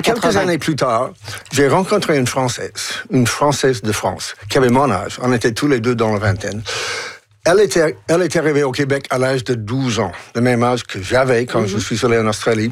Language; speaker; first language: French; non-native, local second language; English